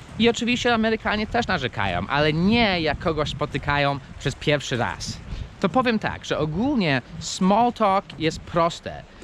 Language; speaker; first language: Polish; non-native, fluent; English